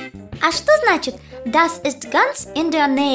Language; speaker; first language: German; non-native, fluent; Russian